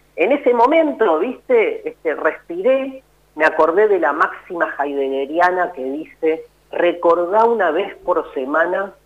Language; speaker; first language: Spanish; native; Spanish